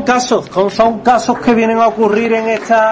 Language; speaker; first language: Spanish; native; Spanish